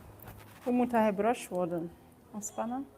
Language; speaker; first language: Dutch; non-native, learner; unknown